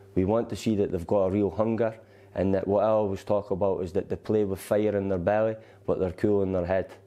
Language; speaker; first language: English; native; English